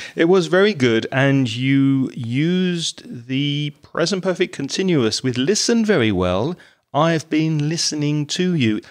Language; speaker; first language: English; native; English